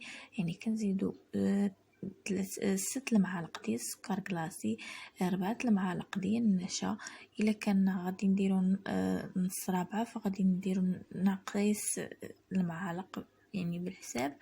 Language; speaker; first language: Arabic; native; Arabic